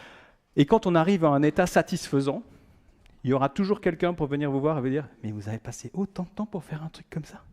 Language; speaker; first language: French; native; French